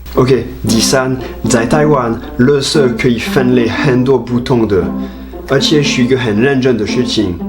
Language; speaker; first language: Chinese; non-native, fluent; French